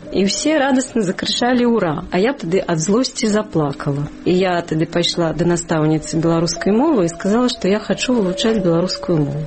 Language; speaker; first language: Belarusian; non-native, local second language; Russian